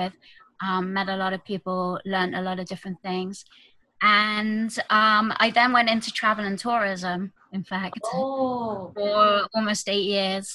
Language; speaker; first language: English; native; English